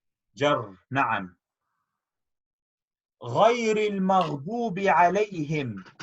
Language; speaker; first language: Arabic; non-native, fluent; English